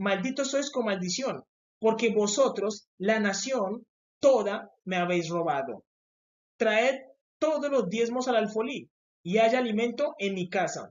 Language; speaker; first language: Spanish; native; Spanish